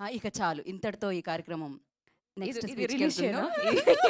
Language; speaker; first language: Telugu; native; Telugu